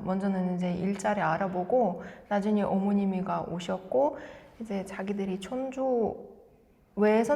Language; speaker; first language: Korean; non-native, fluent; Russian